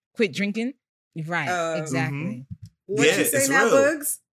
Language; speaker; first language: English; native; English